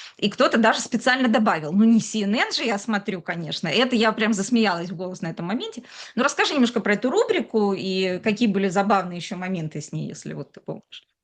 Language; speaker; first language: Russian; native; Russian